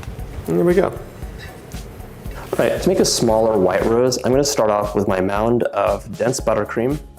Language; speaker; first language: English; native; English